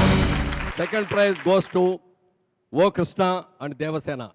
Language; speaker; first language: Telugu; native; Telugu